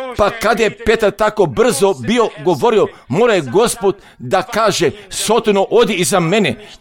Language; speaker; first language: Croatian; non-native, fluent; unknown